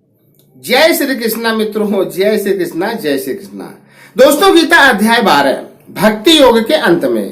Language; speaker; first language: Hindi; native; Hindi